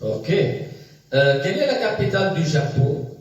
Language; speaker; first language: French; non-native, local second language; Arabic